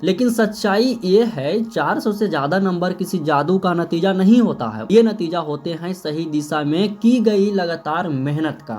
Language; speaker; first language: Hindi; native; Hindi